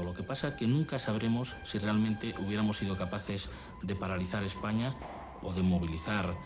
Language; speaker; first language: Spanish; native; Spanish